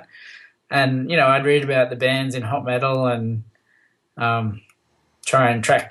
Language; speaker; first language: English; native; English